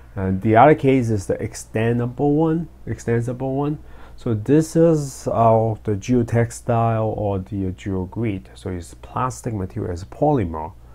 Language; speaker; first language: English; non-native, fluent; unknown